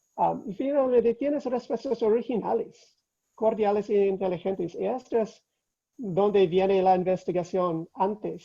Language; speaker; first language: Spanish; non-native, fluent; English